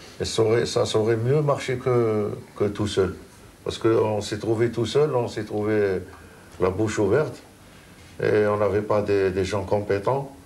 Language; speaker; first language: French; non-native, local second language; Arabic